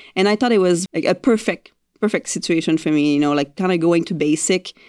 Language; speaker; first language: English; non-native, fluent; French